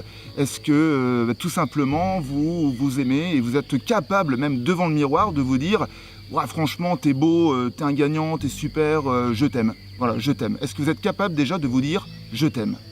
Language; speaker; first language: French; native; French